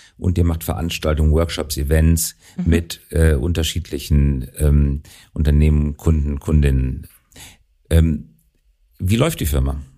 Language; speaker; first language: German; native; German